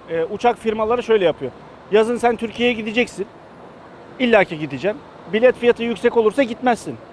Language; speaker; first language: Turkish; early bilingual, heritage; Turkish